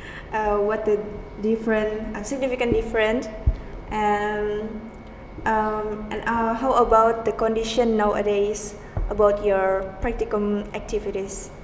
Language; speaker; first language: English; non-native, learner; Indonesian